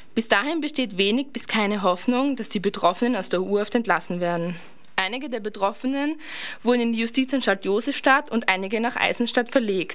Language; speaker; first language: German; native; German